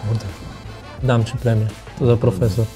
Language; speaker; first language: Polish; non-native, learner; Portuguese